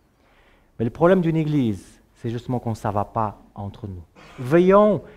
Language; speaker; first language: French; native; French